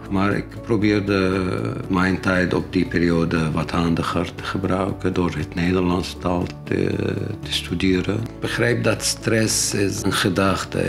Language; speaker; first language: Dutch; non-native, learner; Arabic